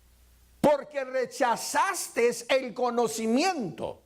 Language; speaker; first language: Spanish; early bilingual, heritage; Spanish